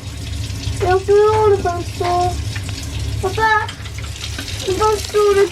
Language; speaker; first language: French; native; French